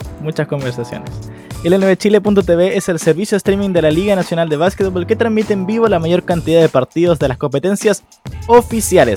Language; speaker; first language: Spanish; native; Spanish